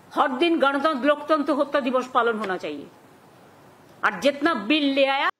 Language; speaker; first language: Hindi; non-native, local second language; Bangla